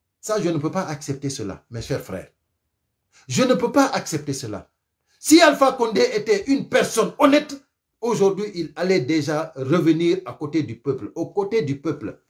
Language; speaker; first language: French; non-native, local second language; Fula